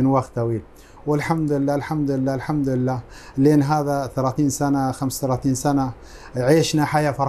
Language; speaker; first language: Arabic; non-native, fluent; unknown